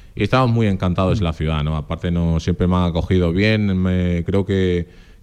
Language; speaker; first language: Spanish; early bilingual, other home language; Portuguese